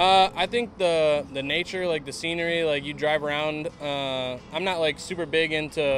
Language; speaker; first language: English; native; English